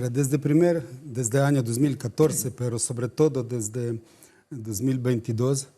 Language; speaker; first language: Spanish; non-native, fluent; Ukrainian